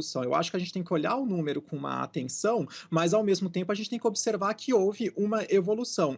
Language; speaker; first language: Portuguese; native; Portuguese